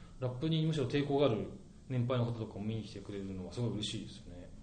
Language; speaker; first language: Japanese; native; Japanese